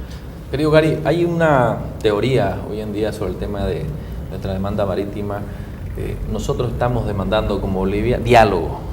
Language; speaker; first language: Spanish; native; Spanish